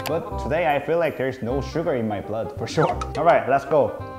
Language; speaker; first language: English; early bilingual, other home language; Korean